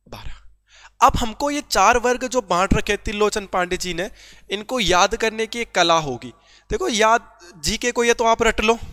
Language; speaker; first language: Hindi; native; Hindi